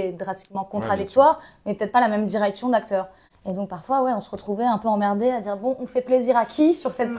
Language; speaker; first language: French; native; French